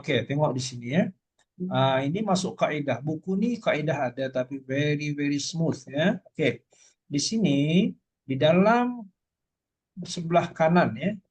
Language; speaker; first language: Malay; native; Malay